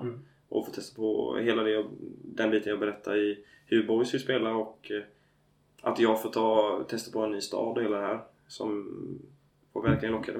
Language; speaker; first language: Swedish; native; Swedish